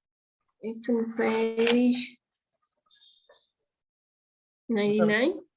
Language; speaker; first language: English; non-native, learner; Spanish